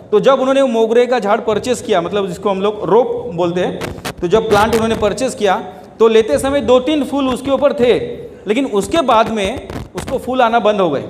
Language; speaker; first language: Hindi; non-native, local second language; Marathi